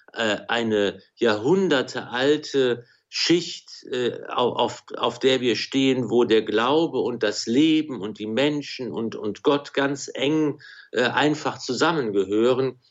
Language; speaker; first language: German; native; German